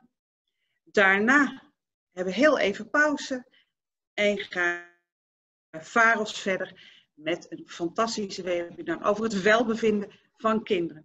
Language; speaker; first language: Dutch; native; Dutch